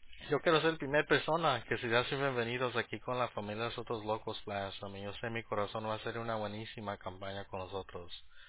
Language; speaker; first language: Spanish; early bilingual, heritage; Spanish